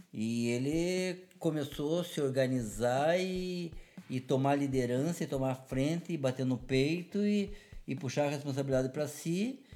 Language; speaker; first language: Portuguese; native; Portuguese